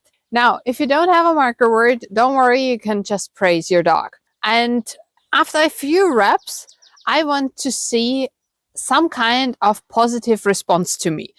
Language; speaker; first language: English; non-native, fluent; German